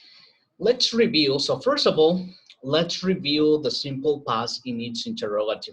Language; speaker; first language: English; non-native, fluent; Spanish